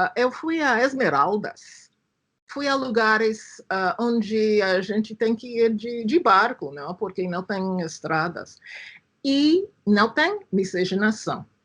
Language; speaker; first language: Portuguese; non-native, fluent; English